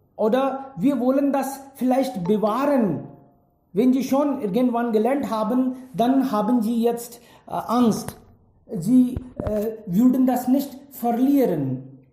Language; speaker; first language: German; non-native, fluent; Hindi